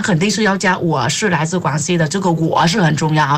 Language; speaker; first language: Chinese; non-native, fluent; Vietnamese